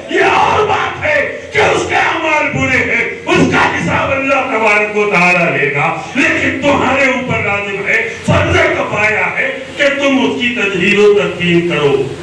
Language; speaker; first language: Urdu; native; Urdu